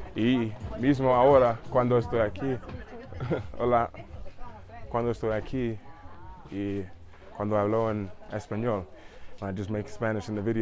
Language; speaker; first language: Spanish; non-native, learner; English